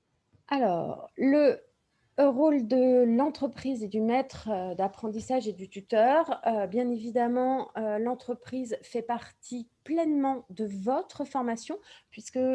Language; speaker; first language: French; native; French